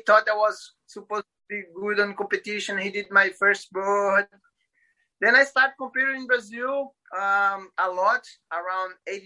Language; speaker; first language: English; non-native, learner; Portuguese